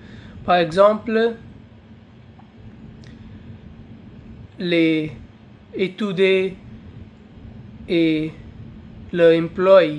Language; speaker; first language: French; non-native, learner; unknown